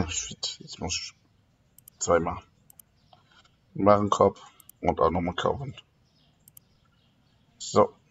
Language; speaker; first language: German; native; German